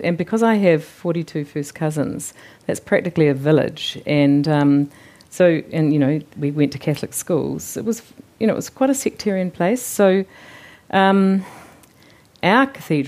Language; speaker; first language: English; native; English